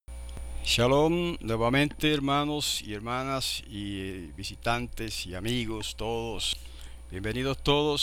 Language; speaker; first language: Spanish; native; Spanish